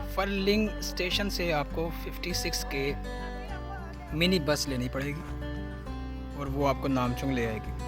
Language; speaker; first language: Urdu; non-native, local second language; Punjabi